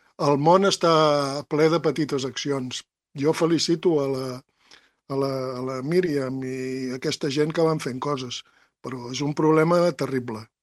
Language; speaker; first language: Catalan; native; Catalan